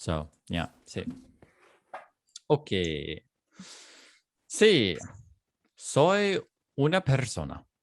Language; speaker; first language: Spanish; non-native, fluent; English